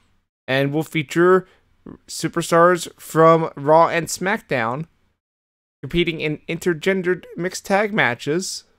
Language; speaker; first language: English; native; English